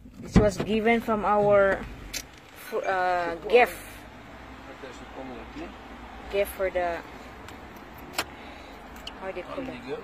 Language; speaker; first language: English; non-native, local second language; Cebuano